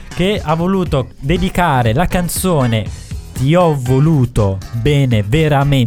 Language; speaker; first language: Italian; native; Italian